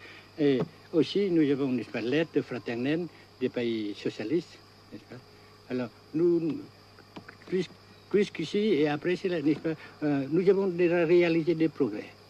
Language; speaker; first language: French; non-native, fluent; Vietnamese